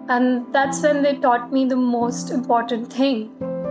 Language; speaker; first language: English; non-native, local second language; Hindi